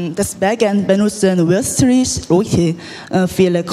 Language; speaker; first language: German; non-native, learner; Korean